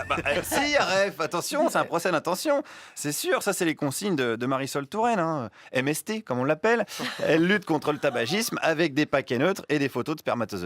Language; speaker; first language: French; native; French